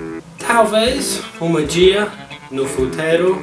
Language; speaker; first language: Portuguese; non-native, learner; English